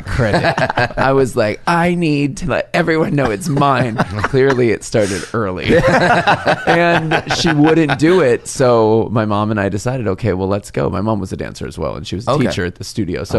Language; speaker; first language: English; native; English